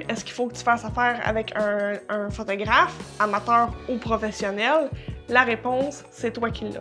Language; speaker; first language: French; native; French